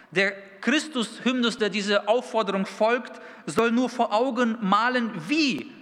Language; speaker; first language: German; early bilingual, other home language; Russian